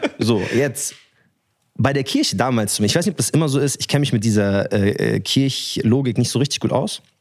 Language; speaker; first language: German; early bilingual, other home language; Arabic